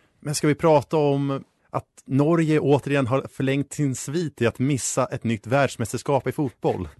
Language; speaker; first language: Swedish; native; Swedish